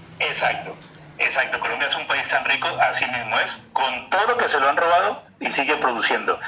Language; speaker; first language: Spanish; native; Spanish